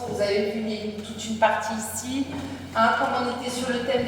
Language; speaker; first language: French; native; French